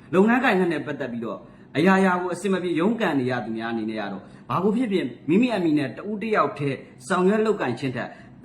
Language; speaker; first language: Burmese; native; Burmese